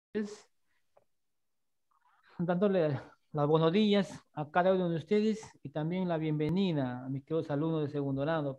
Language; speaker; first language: Spanish; native; Spanish